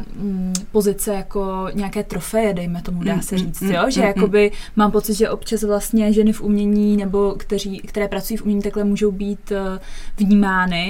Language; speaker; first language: Czech; native; Czech